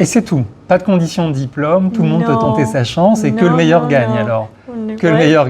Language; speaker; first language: French; native; French